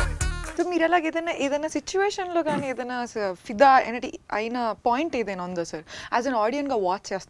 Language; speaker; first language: Telugu; native; Telugu